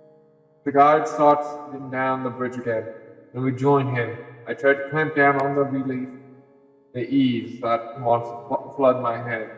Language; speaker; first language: English; native; English